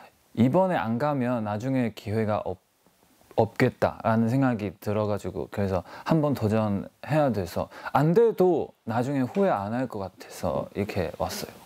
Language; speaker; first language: Korean; non-native, learner; Chinese